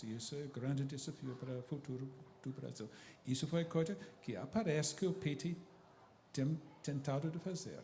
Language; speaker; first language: Portuguese; non-native, fluent; English